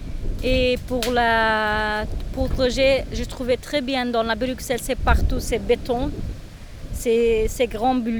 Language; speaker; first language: French; non-native, learner; Turkish